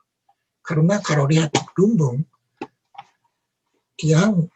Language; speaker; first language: Indonesian; non-native, learner; Japanese